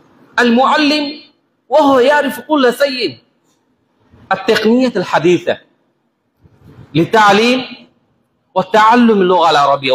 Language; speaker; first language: Arabic; non-native, fluent; Bangla